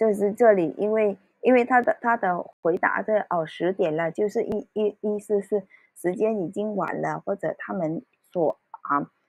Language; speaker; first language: Chinese; early bilingual, heritage; Cantonese